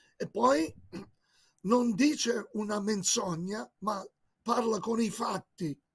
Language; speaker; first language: Italian; native; Italian